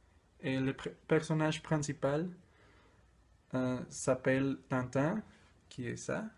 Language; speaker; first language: French; non-native, learner; Spanish